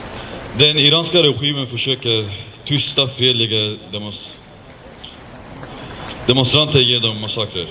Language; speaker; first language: Swedish; non-native, fluent; Azerbaijani